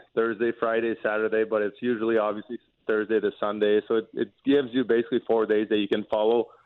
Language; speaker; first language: English; non-native, fluent; French